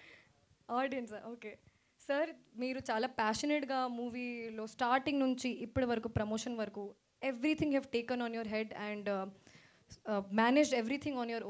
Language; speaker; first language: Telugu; non-native, fluent; Hindi